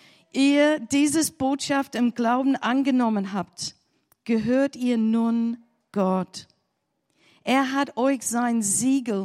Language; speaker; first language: German; non-native, learner; English